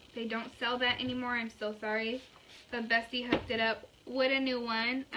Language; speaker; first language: English; early bilingual, other home language; Spanish